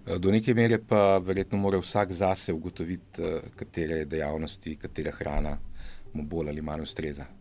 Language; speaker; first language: Slovenian; native; Slovenian